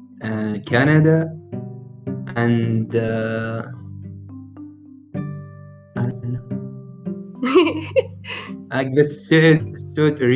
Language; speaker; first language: English; non-native, learner; Arabic